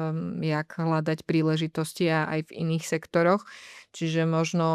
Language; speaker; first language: Slovak; native; Slovak